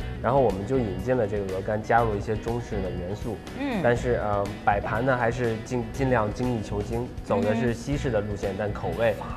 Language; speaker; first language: Chinese; native; Chinese